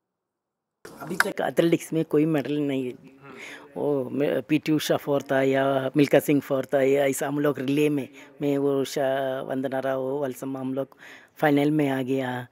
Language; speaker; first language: Hindi; non-native, local second language; Malayalam